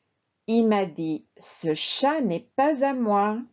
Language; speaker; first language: French; non-native, fluent; Spanish